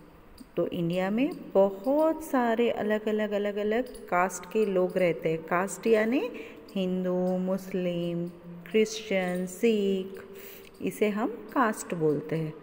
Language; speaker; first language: Hindi; non-native, local second language; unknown